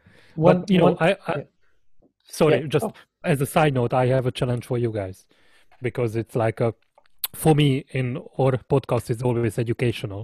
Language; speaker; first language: English; non-native, fluent; Hungarian